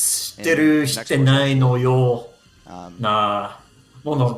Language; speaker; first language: Japanese; non-native, learner; English